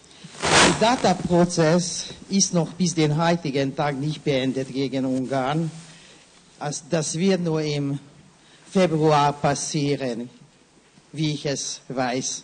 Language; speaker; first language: German; non-native, learner; Hungarian